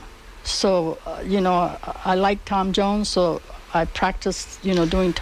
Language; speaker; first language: English; native; English